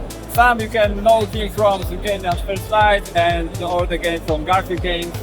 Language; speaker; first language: English; non-native, learner; Polish